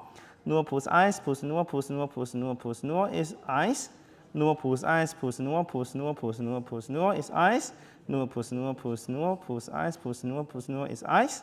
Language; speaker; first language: German; non-native, learner; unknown